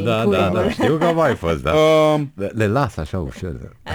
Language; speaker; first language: Romanian; native; Romanian